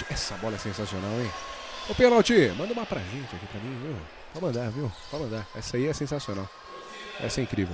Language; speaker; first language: Portuguese; native; Portuguese